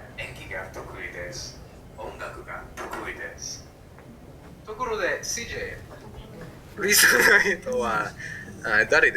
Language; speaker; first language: Japanese; non-native, learner; English